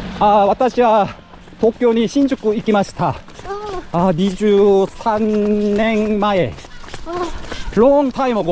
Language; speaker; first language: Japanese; non-native, learner; Korean